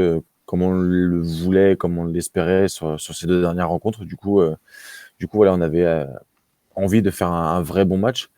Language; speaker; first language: French; native; French